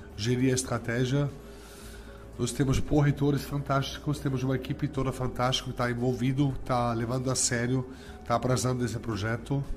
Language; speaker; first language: Portuguese; non-native, fluent; German